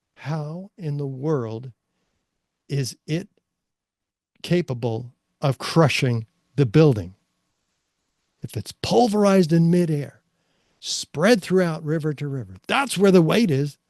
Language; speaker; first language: English; native; English